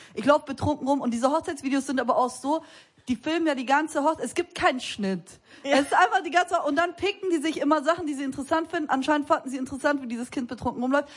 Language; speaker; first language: German; early bilingual, other home language; Turkish